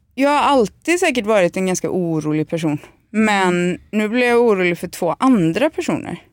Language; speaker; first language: Swedish; native; Swedish